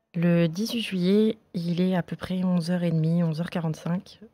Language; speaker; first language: French; native; French